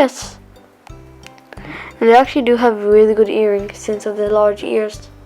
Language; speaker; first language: English; early bilingual, other home language; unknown